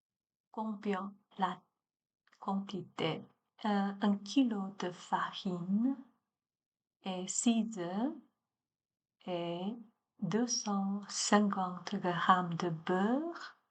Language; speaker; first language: French; non-native, learner; Chinese